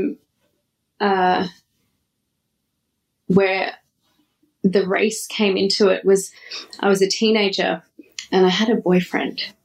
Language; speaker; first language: English; native; English